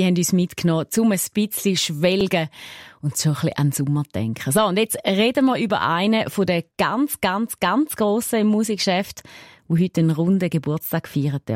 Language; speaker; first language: German; native; German